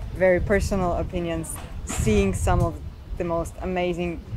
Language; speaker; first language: English; non-native, fluent; Slovenian